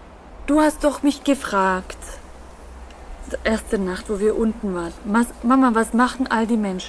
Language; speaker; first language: German; non-native, fluent; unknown